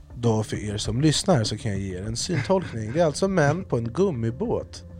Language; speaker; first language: Swedish; native; Swedish